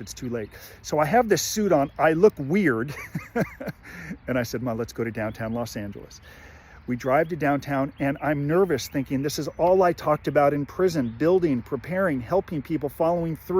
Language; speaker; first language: English; native; English